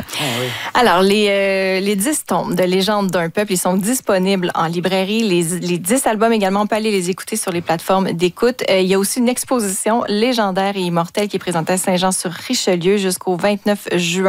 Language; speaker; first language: French; native; French